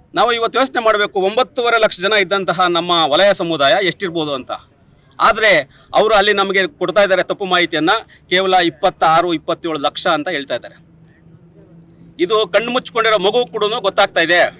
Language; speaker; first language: Kannada; native; Kannada